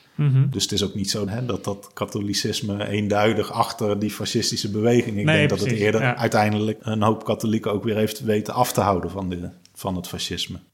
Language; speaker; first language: Dutch; native; Dutch